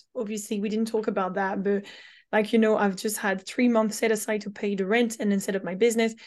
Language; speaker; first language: English; non-native, fluent; French